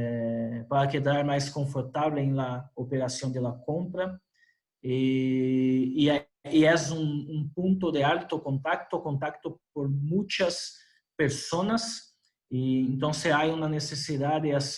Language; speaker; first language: Spanish; non-native, fluent; Portuguese